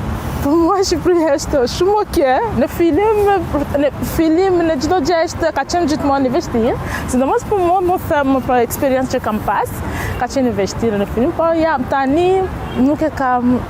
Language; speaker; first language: Albanian; non-native, learner; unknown